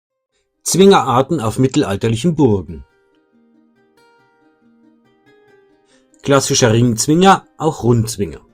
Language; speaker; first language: German; native; German